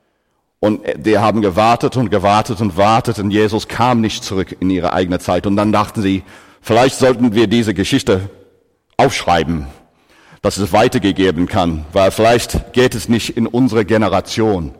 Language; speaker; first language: German; non-native, fluent; English